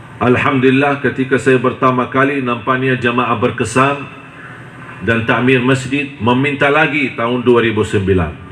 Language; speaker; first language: Indonesian; non-native, fluent; Arabic